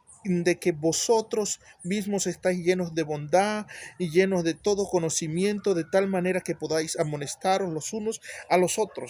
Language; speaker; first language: Spanish; native; Spanish